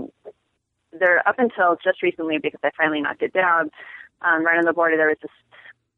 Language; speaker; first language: English; native; English